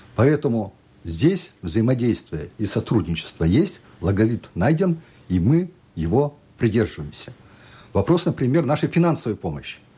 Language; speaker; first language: Russian; native; Russian